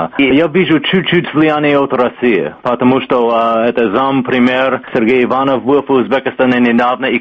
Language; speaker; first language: Russian; non-native, fluent; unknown